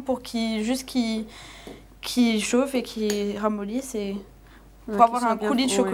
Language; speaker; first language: French; native; French